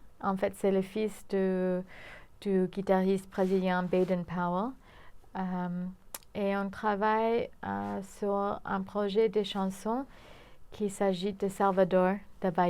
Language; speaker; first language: French; non-native, fluent; English